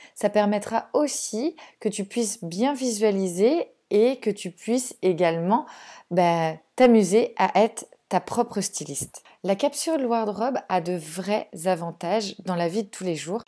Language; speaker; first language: French; native; French